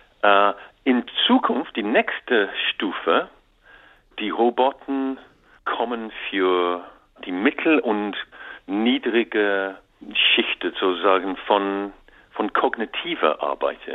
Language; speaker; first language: German; non-native, learner; English